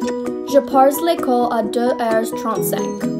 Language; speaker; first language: French; non-native, learner; English